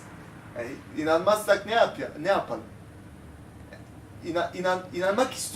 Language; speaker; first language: Turkish; non-native, local second language; Armenian